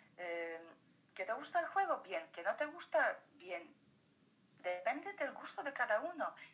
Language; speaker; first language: Spanish; non-native, fluent; Polish